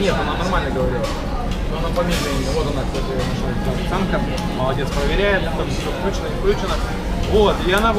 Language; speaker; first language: Russian; native; Russian